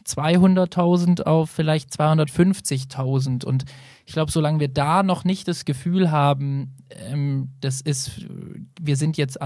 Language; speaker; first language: German; native; German